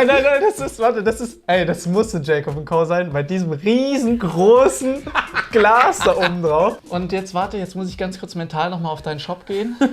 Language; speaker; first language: German; native; German